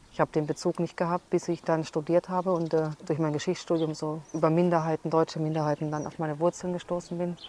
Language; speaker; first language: German; early bilingual, other home language; Hungarian